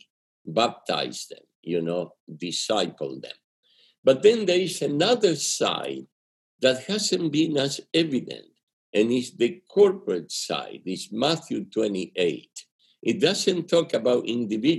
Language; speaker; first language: English; non-native, fluent; Spanish